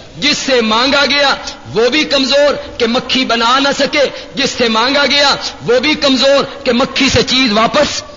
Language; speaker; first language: Urdu; non-native, local second language; Punjabi